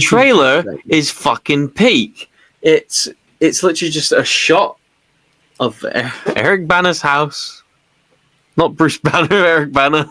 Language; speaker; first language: English; native; English